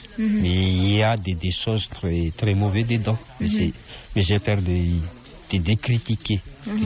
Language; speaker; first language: French; non-native, local second language; Malagasy